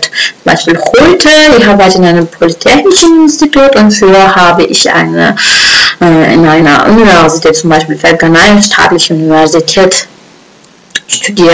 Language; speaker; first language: German; non-native, fluent; Uzbek